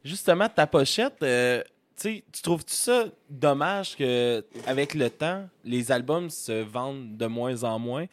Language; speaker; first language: French; native; French